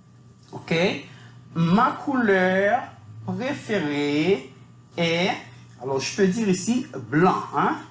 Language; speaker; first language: French; non-native, fluent; Spanish